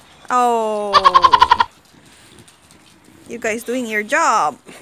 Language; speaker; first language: English; non-native, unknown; Indonesian